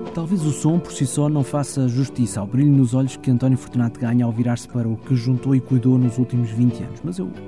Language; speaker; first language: Portuguese; early bilingual, heritage; German